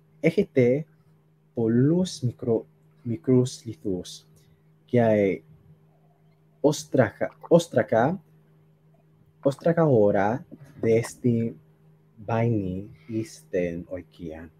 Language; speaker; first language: Greek; non-native, learner; Spanish